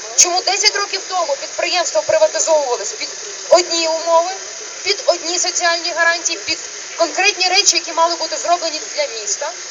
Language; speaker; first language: Ukrainian; native; Ukrainian